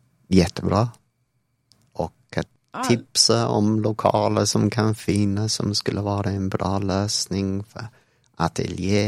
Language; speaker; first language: Swedish; non-native, fluent; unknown